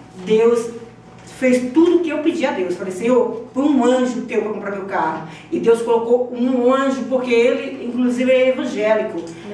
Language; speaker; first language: Portuguese; native; Portuguese